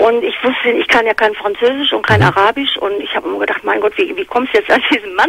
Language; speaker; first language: German; native; German